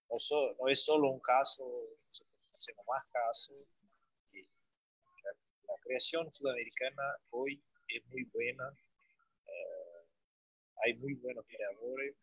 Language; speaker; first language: Spanish; non-native, learner; Portuguese